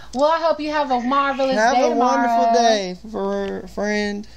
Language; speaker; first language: English; native; English